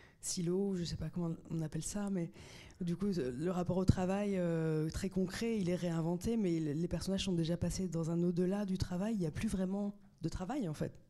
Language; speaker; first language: French; native; French